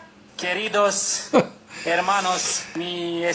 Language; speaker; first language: Spanish; non-native, learner; English